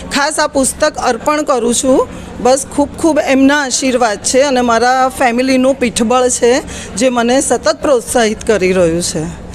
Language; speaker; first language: Gujarati; native; Gujarati